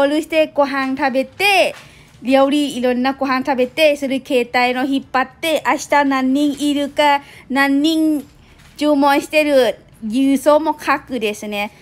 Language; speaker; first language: Japanese; non-native, learner; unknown